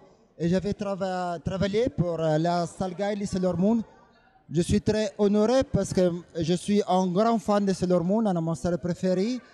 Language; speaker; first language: French; non-native, learner; Italian